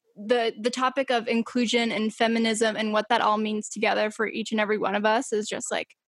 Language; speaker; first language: English; native; English